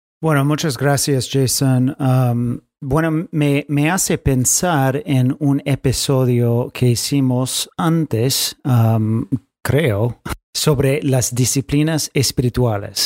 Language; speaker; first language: Spanish; non-native, fluent; English